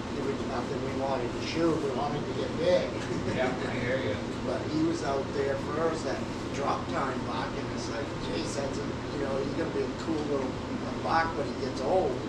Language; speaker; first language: English; native; English